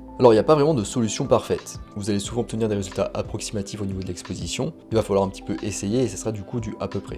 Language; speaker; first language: French; native; French